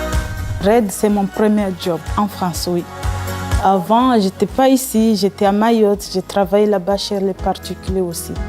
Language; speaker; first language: French; non-native, local second language; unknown